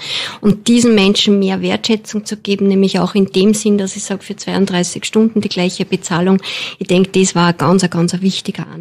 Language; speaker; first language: German; native; German